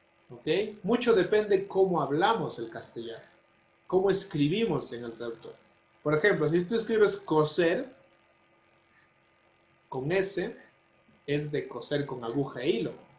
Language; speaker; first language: Spanish; native; Spanish